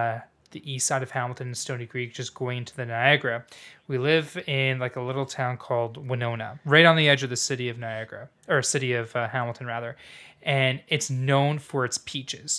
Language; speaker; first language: English; native; English